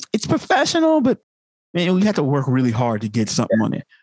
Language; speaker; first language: English; native; English